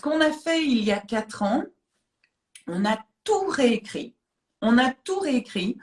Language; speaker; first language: French; native; French